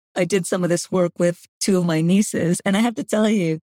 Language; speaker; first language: English; non-native, fluent; Gujarati